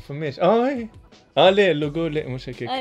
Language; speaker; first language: Arabic; native; Arabic